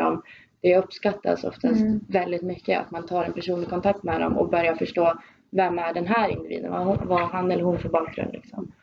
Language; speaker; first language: Swedish; native; Swedish